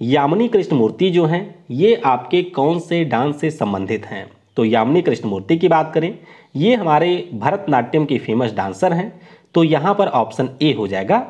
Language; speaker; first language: Hindi; native; Hindi